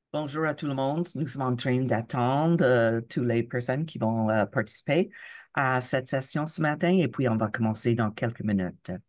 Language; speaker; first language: French; non-native, local second language; English